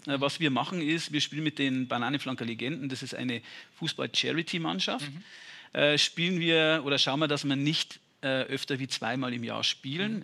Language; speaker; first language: German; native; German